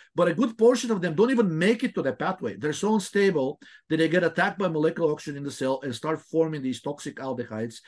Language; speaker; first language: English; non-native, fluent; Bulgarian